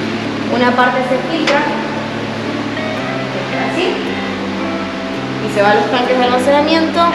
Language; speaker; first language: Spanish; native; Spanish